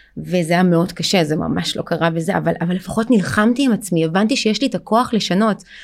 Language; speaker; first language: Hebrew; early bilingual, other home language; Russian